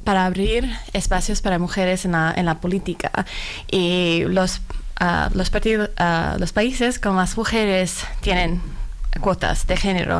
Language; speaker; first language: Spanish; non-native, fluent; Finnish